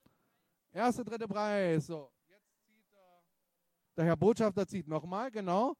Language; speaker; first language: German; native; German